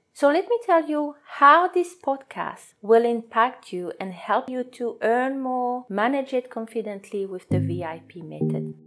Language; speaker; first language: English; non-native, fluent; French